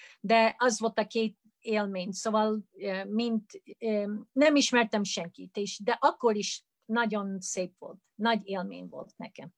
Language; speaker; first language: Hungarian; early bilingual, heritage; Hungarian